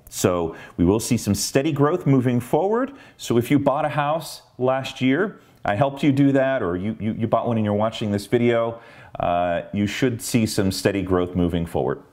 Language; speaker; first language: English; native; English